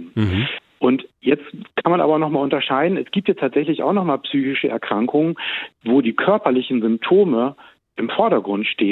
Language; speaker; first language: German; native; German